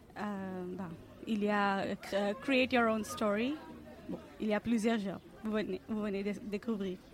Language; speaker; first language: French; non-native, fluent; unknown